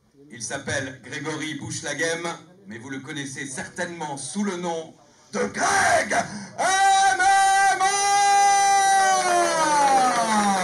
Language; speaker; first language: French; native; French